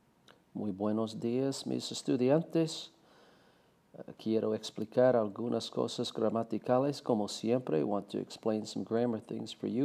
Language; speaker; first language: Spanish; non-native, fluent; English